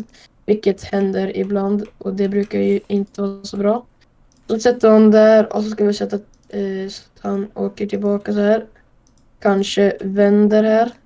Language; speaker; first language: Swedish; native; Swedish